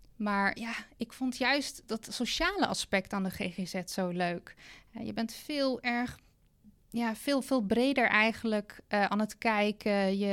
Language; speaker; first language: Dutch; non-native, fluent; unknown